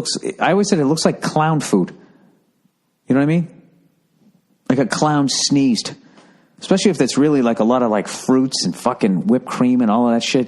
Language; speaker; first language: English; native; English